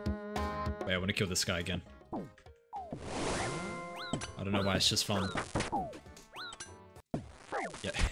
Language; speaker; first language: English; native; English